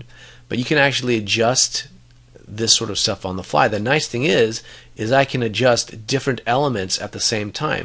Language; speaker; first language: English; native; English